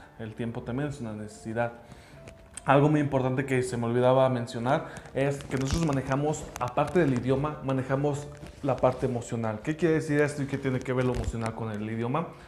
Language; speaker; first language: Spanish; non-native, fluent; English